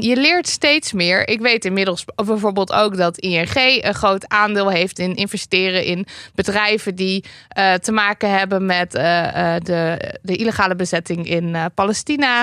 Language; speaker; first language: Dutch; native; Dutch